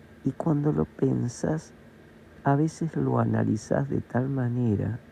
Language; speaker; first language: Spanish; native; Spanish